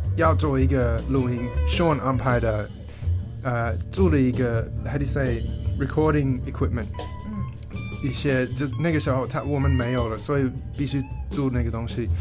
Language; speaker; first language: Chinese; non-native, fluent; English